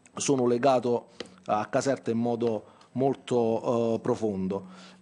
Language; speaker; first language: Italian; native; Italian